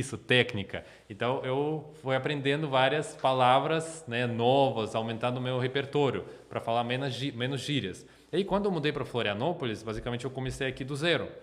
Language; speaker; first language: Portuguese; non-native, fluent; Russian